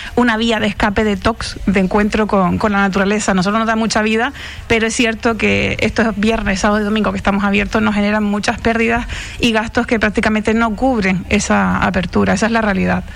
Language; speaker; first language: Spanish; native; Spanish